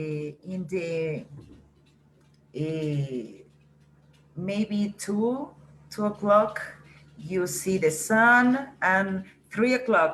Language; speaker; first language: English; non-native, learner; Spanish